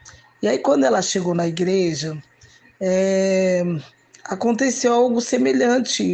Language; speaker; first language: Portuguese; native; Portuguese